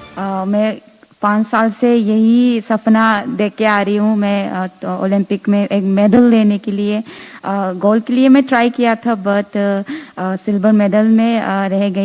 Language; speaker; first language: Hindi; non-native, local second language; Manipuri